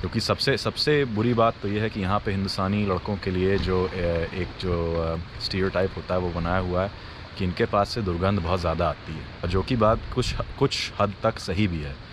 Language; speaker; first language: Hindi; native; Hindi